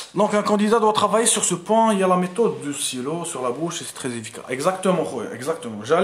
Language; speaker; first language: French; non-native, local second language; Arabic